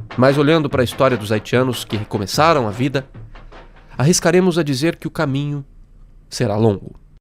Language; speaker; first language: Portuguese; native; Portuguese